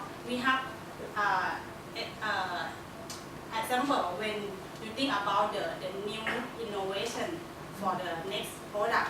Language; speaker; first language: English; non-native, learner; Thai